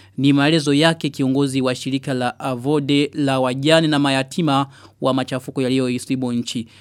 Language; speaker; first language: Swahili; non-native, local second language; Rundi